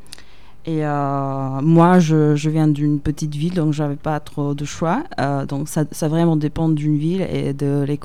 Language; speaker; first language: French; non-native, fluent; Slovak